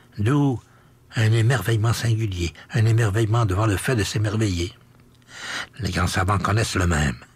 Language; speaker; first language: French; native; French